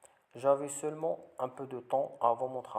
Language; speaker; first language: French; non-native, learner; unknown